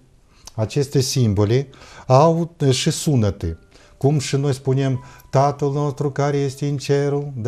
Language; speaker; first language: Romanian; non-native, fluent; Russian